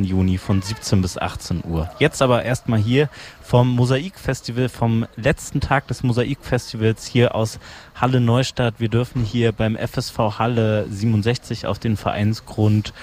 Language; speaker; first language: German; native; German